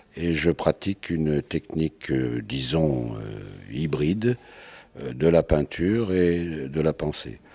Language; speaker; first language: French; native; French